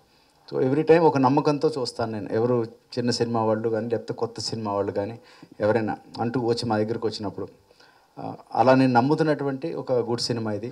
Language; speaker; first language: Telugu; native; Telugu